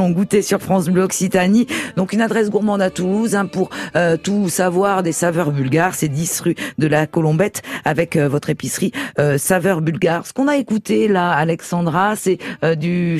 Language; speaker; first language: French; native; French